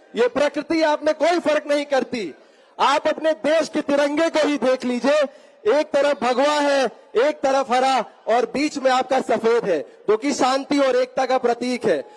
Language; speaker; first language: Hindi; native; Hindi